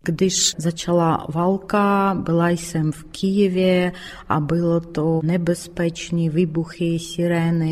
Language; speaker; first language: Czech; non-native, learner; Ukrainian